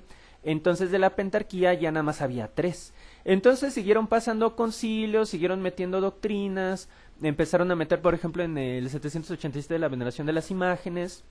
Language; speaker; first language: Spanish; native; Spanish